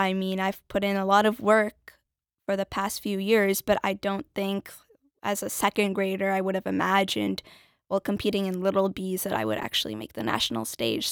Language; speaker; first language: English; early bilingual, other home language; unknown